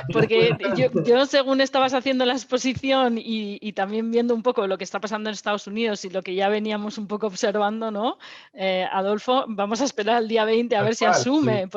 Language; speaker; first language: Spanish; native; Spanish